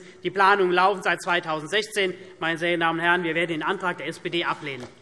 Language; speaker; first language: German; native; German